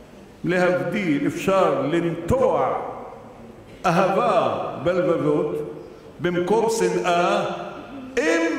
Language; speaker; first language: Hebrew; non-native, local second language; Arabic